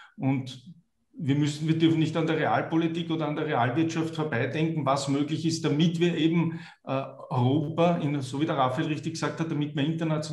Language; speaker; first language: German; native; German